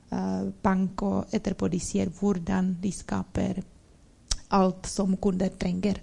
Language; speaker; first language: Norwegian; non-native, learner; Czech